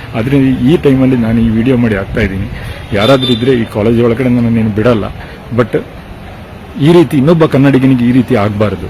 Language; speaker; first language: Kannada; native; Kannada